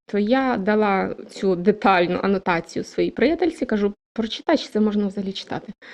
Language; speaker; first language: Ukrainian; native; Ukrainian